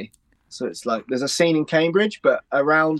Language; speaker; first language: English; native; English